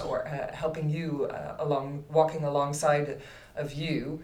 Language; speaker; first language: English; non-native, fluent; Dutch